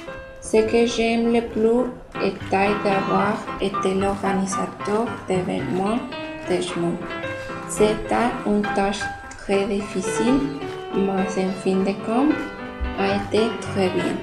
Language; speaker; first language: French; non-native, learner; Spanish